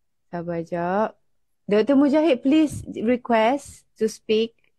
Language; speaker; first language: English; non-native, local second language; Malay